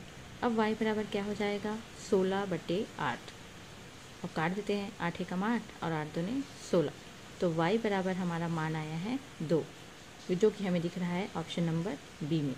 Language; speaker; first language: Hindi; native; Hindi